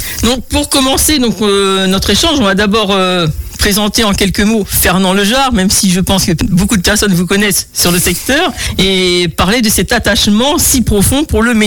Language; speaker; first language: French; native; French